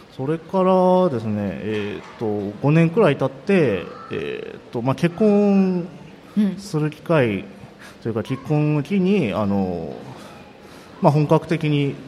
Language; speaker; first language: Japanese; native; Japanese